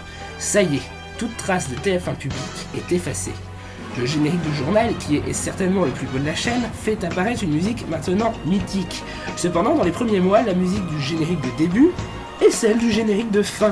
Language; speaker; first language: French; native; French